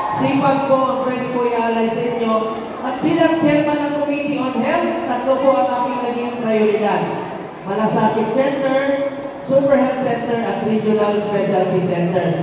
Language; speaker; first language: Filipino; non-native, local second language; Cebuano